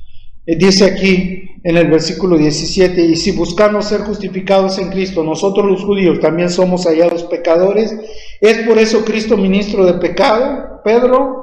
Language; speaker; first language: Spanish; native; Spanish